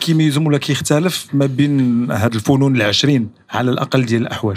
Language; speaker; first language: Arabic; native; Arabic